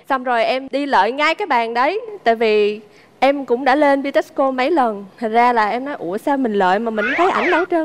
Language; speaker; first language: Vietnamese; native; Vietnamese